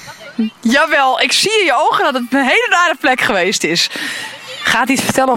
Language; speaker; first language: Dutch; native; Dutch